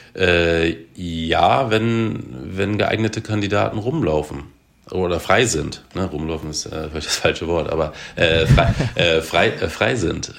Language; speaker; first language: German; native; German